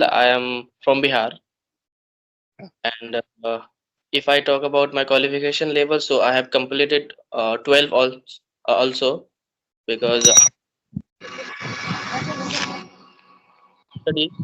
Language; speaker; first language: English; non-native, learner; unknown